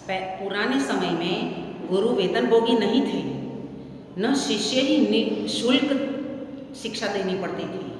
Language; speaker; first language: Hindi; non-native, local second language; Gujarati